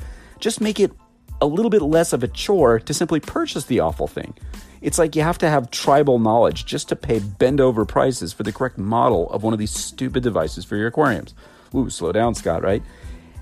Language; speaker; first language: English; native; English